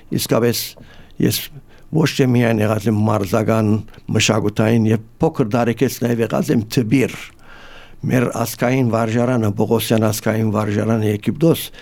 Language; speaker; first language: Armenian; native; Armenian